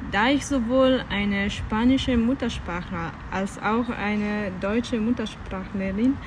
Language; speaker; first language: German; non-native, fluent; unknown